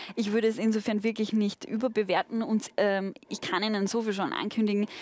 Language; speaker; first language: German; native; German